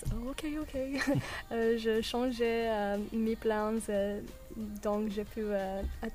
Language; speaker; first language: French; non-native, learner; English